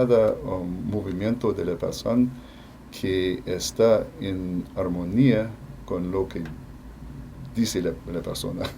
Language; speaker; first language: Spanish; non-native, fluent; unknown